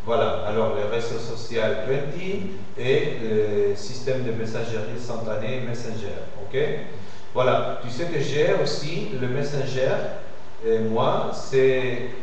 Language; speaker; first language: French; non-native, fluent; Spanish